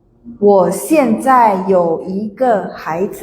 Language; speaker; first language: Chinese; non-native, fluent; Indonesian